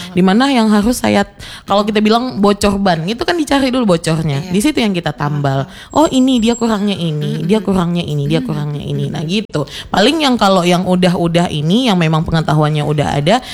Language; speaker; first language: Indonesian; native; Indonesian